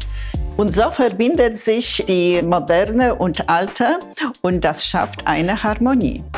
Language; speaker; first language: German; non-native, fluent; Polish